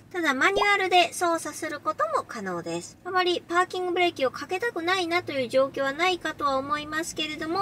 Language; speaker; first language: Japanese; native; Japanese